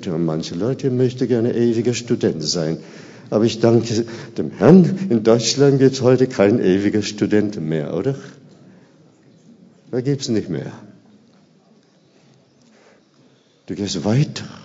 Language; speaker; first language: German; non-native, fluent; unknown